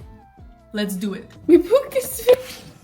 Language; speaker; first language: French; native; French